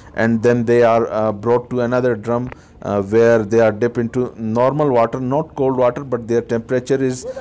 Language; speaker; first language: English; non-native, local second language; Urdu